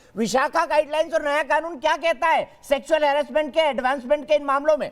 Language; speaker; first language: Hindi; native; Hindi